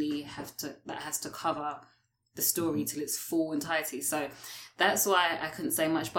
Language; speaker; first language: English; native; English